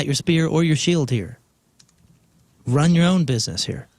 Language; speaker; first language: English; native; English